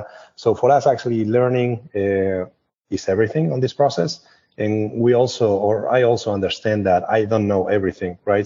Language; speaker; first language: English; non-native, fluent; Spanish